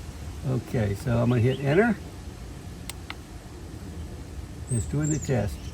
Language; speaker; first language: English; native; English